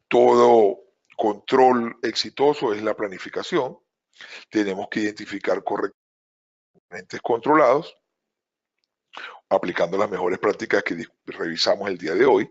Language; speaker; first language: Spanish; native; Spanish